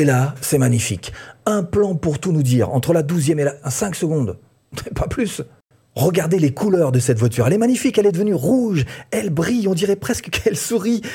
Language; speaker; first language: French; native; French